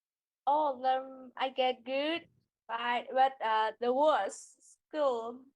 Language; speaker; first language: English; non-native, learner; Vietnamese